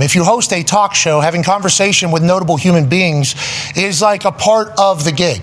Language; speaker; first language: English; native; English